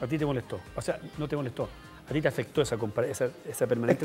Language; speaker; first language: Spanish; native; Spanish